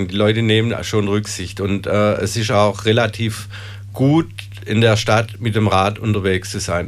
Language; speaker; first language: German; native; German